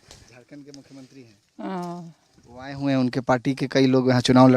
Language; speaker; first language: Hindi; native; Hindi